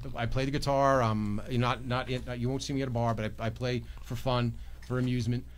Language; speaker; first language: English; native; English